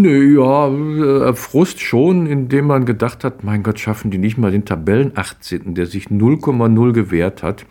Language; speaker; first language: German; native; German